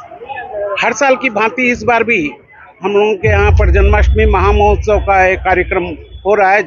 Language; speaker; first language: Hindi; non-native, local second language; Bangla